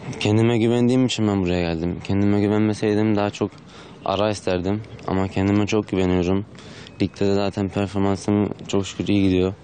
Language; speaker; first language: Turkish; early bilingual, heritage; Turkish